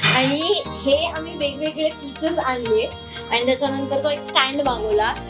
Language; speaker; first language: Marathi; native; Marathi